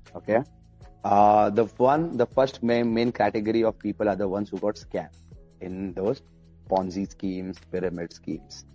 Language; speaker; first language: English; early bilingual, other home language; Arabic